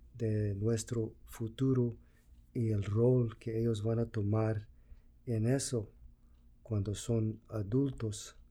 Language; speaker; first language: Spanish; early bilingual, heritage; Spanish